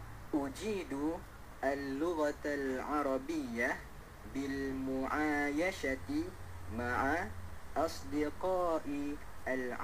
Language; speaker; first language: Arabic; non-native, learner; Malay